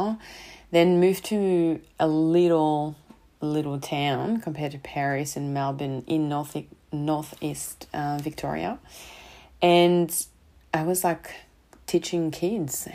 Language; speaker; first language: English; non-native, fluent; French